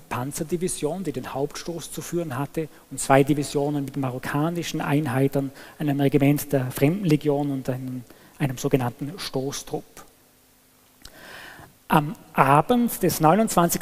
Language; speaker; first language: German; native; German